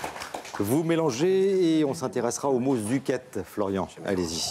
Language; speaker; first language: French; native; French